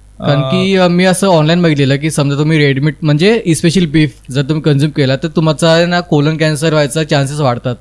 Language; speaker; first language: Marathi; native; Marathi